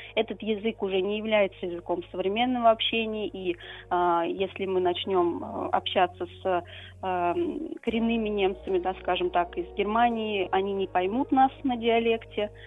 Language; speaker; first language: Russian; native; Russian